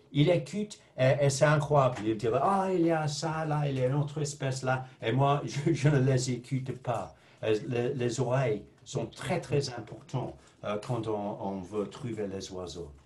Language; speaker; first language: French; non-native, fluent; English